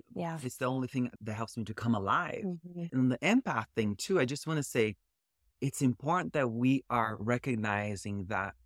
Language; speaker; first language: English; early bilingual, other home language; Portuguese